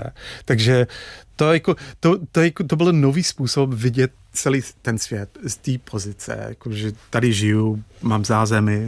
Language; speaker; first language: Czech; non-native, fluent; English